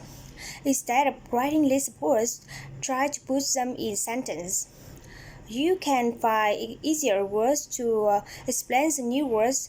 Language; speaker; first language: English; non-native, learner; Vietnamese